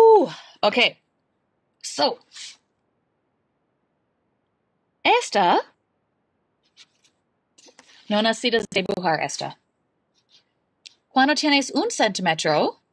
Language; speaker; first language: Spanish; non-native, learner; English